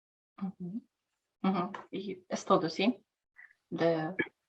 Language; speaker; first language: Spanish; non-native, learner; Russian